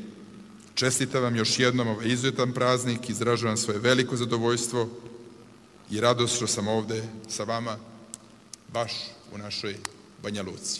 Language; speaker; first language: Serbian; native; Serbian